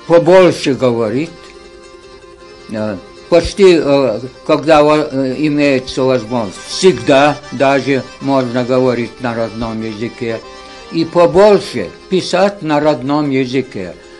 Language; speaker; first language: Russian; non-native, local second language; Chechen